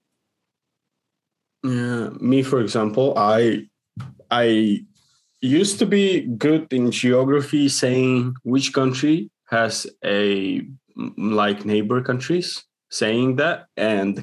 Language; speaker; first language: English; non-native, fluent; Macedonian